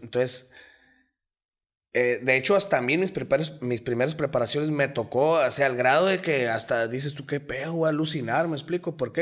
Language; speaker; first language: Spanish; native; Spanish